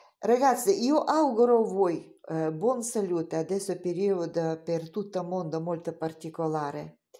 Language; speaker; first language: Italian; non-native, learner; Romanian